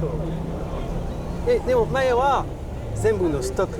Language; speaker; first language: Japanese; non-native, learner; French